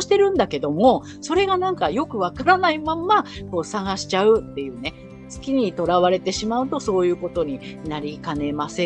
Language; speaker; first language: Japanese; native; Japanese